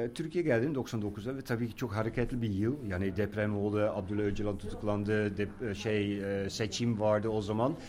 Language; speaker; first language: Turkish; non-native, fluent; Dutch